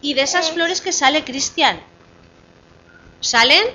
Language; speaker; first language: Spanish; native; Spanish